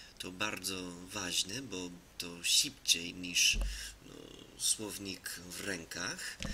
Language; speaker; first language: Polish; non-native, learner; English